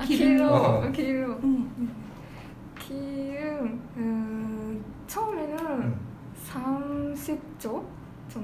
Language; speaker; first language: Korean; non-native, learner; Japanese